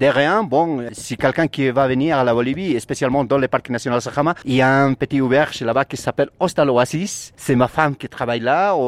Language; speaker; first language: French; non-native, learner; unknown